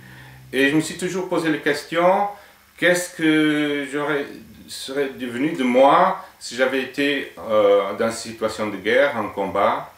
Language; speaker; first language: French; non-native, fluent; Portuguese